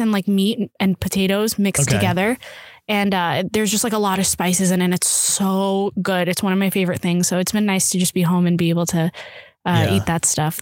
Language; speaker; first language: English; early bilingual, other home language; Urdu